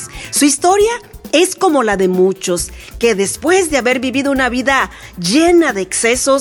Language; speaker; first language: Spanish; native; Spanish